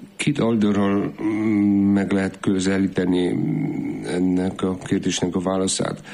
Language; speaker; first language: Hungarian; non-native, fluent; Polish